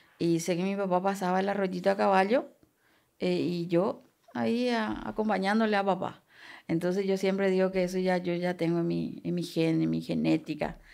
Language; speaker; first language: Spanish; native; Spanish